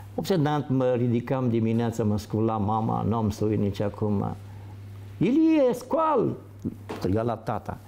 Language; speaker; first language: Romanian; native; Romanian